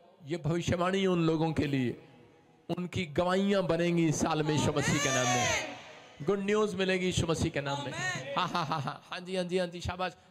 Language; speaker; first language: Hindi; non-native, local second language; Punjabi